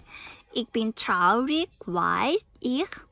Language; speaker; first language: German; non-native, learner; Thai